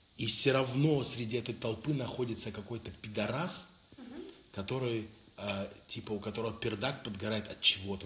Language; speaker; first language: Russian; early bilingual, heritage; Russian